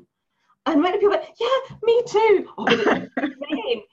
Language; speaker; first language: English; native; English